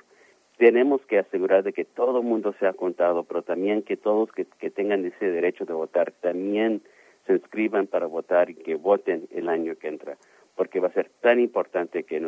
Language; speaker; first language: Spanish; early bilingual, heritage; Spanish